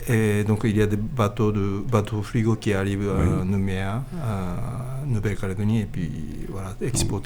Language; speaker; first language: French; non-native, learner; Japanese